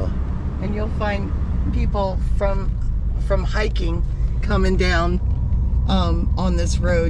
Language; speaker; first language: English; native; English